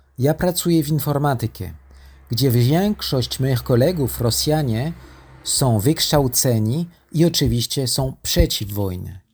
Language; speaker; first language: Polish; non-native, learner; French